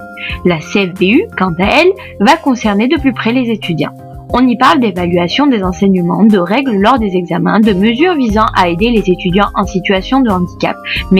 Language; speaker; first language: French; native; French